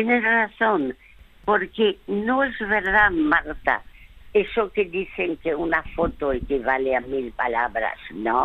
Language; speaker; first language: Spanish; early bilingual, other home language; French